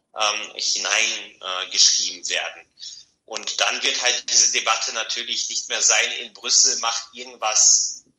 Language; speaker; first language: German; non-native, fluent; Bulgarian